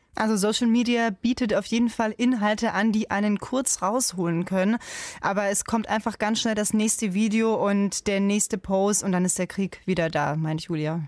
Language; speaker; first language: German; native; German